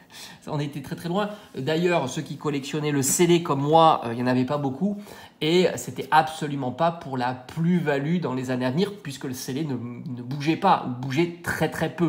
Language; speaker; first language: French; native; French